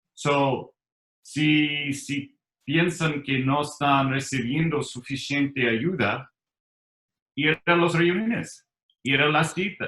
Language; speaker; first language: Spanish; non-native, learner; English